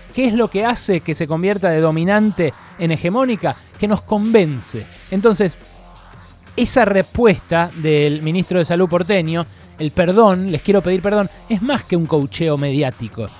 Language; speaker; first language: Spanish; native; Spanish